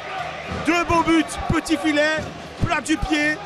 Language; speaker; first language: French; native; French